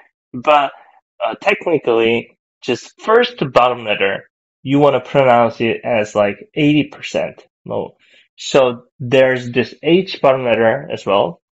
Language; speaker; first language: English; non-native, fluent; Korean